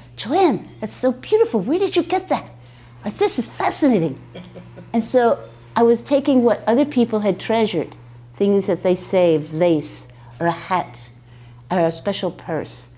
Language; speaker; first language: English; native; English